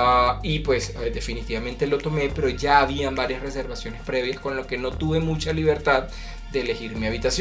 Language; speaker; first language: Spanish; native; Spanish